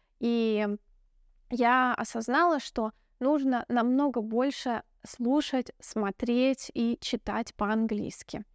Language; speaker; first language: Russian; native; Russian